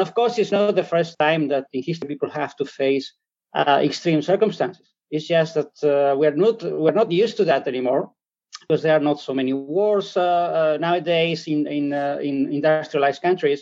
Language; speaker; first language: English; non-native, fluent; Spanish